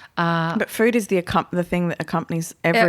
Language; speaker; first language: English; native; English